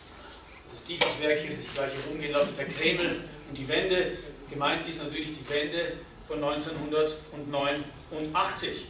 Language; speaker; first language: German; native; German